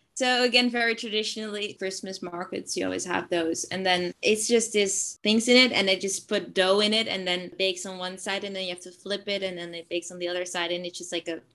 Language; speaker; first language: English; non-native, fluent; Dutch